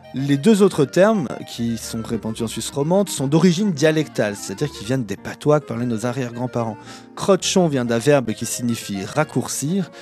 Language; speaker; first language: French; native; French